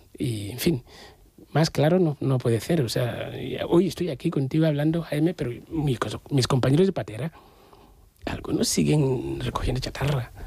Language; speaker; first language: Spanish; non-native, fluent; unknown